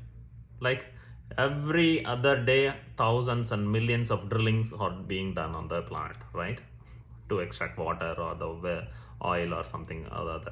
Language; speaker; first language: English; non-native, local second language; Tamil